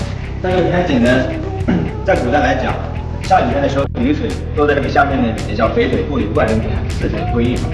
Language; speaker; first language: Chinese; native; Chinese